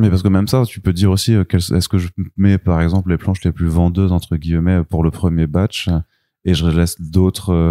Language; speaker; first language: French; native; French